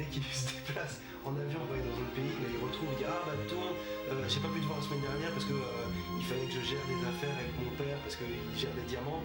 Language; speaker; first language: French; native; French